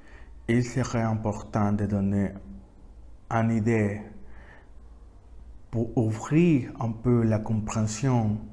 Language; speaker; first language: French; non-native, learner; Spanish